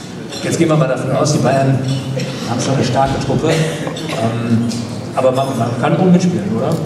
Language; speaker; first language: German; native; German